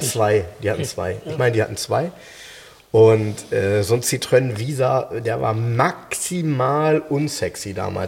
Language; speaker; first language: German; native; German